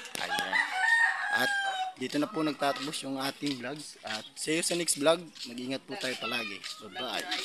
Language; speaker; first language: Filipino; non-native, local second language; Waray